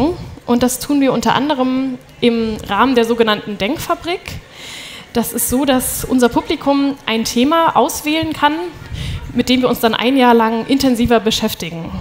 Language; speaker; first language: German; native; German